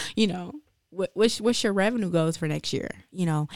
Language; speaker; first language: English; native; English